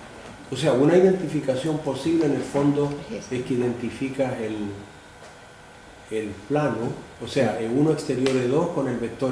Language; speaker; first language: Spanish; native; Spanish